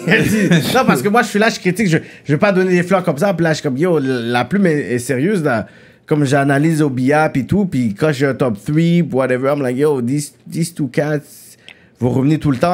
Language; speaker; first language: French; native; French